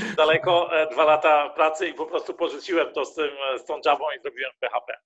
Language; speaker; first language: Polish; early bilingual, heritage; Polish